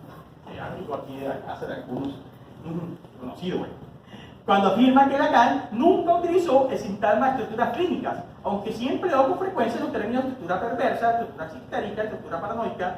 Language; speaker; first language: Spanish; native; Spanish